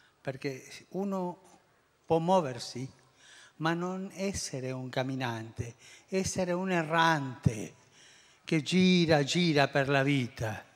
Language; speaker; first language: Italian; non-native, fluent; Spanish